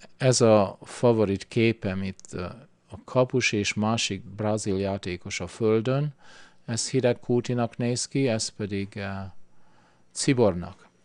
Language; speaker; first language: Hungarian; early bilingual, heritage; Hungarian